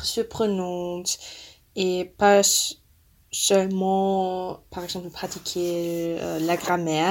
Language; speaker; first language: French; non-native, fluent; German